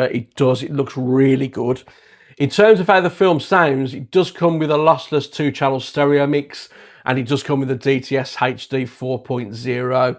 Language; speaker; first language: English; native; English